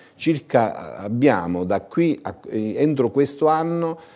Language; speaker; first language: Italian; native; Italian